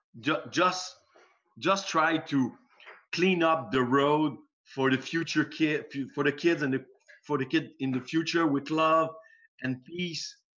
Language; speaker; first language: English; non-native, fluent; French